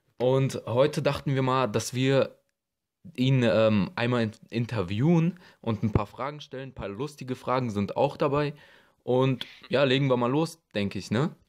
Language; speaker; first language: German; early bilingual, other home language; Russian